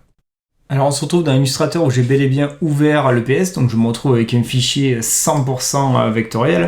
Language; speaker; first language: French; native; French